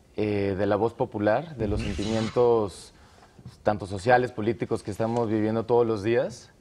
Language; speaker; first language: Spanish; native; Spanish